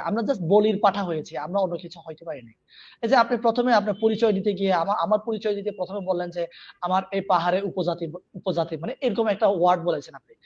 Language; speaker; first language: Bangla; non-native, local second language; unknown